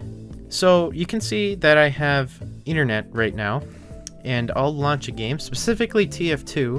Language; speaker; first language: English; native; English